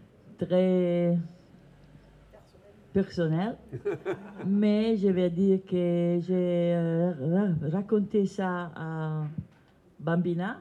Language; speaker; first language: French; non-native, learner; Italian